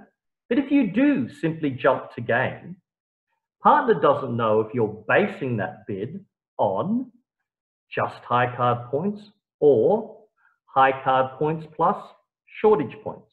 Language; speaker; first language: English; native; English